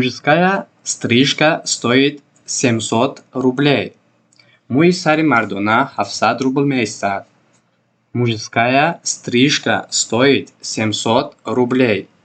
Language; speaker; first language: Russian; non-native, local second language; Tajik